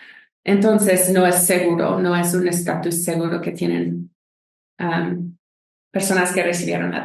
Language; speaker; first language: Spanish; non-native, fluent; English